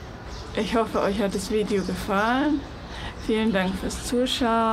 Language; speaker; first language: German; native; German